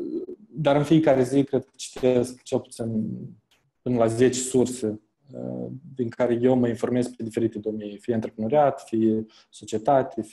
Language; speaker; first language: Romanian; native; Romanian